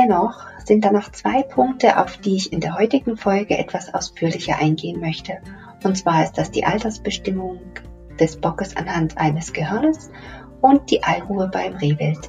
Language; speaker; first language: German; native; German